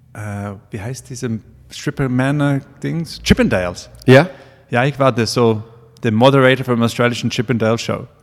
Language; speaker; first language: German; non-native, fluent; English